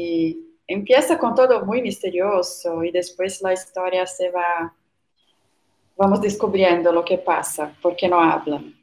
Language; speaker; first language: Spanish; non-native, fluent; Portuguese